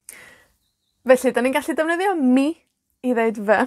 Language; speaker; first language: Welsh; native; Welsh